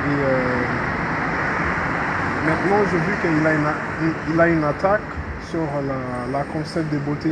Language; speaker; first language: French; non-native, fluent; English